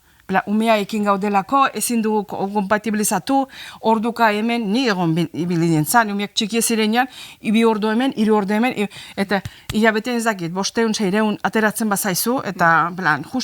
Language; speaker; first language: Basque; non-native, fluent; Azerbaijani